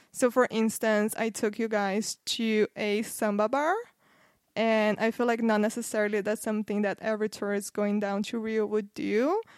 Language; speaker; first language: English; non-native, fluent; Portuguese